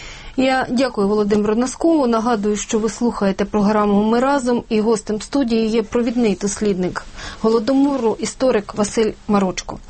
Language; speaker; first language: Ukrainian; native; Ukrainian